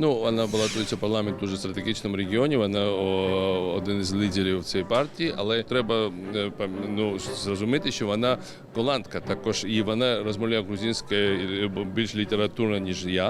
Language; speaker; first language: Ukrainian; non-native, learner; Georgian